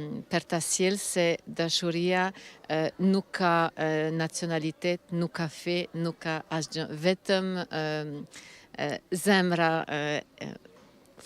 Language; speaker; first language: Albanian; early bilingual, heritage; Albanian